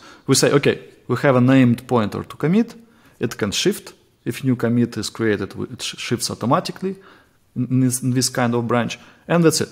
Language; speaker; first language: English; non-native, fluent; Russian